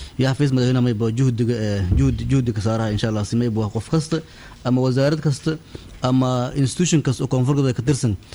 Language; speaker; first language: Somali; non-native, local second language; Maay